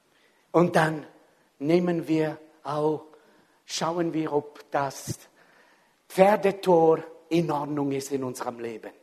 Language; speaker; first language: German; non-native, fluent; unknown